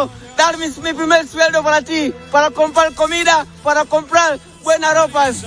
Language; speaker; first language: Spanish; non-native, learner; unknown